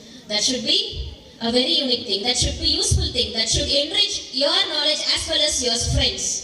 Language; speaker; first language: English; non-native, local second language; Tamil